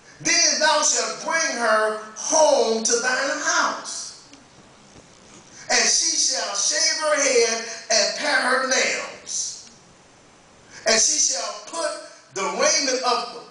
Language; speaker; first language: English; native; English